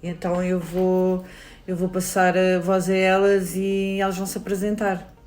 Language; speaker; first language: Portuguese; native; Portuguese